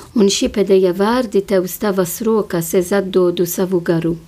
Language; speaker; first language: Latvian; non-native, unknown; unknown